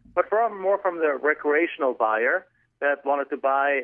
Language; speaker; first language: English; non-native, fluent; German